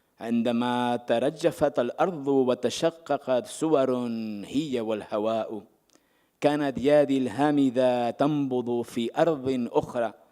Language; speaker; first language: Arabic; native; Arabic